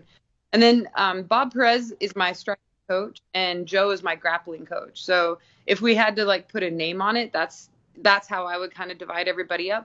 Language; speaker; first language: English; native; English